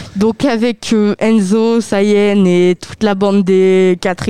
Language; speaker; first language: French; native; French